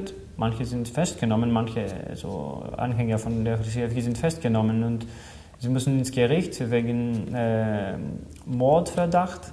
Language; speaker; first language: German; non-native, fluent; Greek